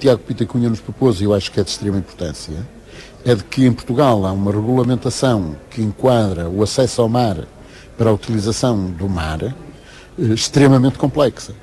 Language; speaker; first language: Portuguese; native; Portuguese